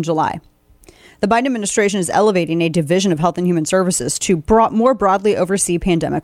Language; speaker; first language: English; native; English